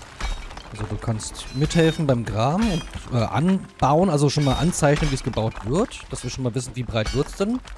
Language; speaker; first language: German; native; German